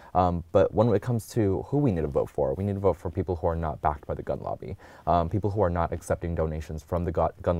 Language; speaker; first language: English; native; English